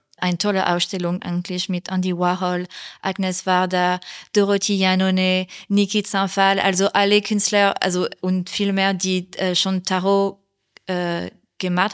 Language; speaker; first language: German; non-native, learner; French